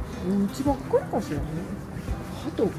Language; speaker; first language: Japanese; native; Japanese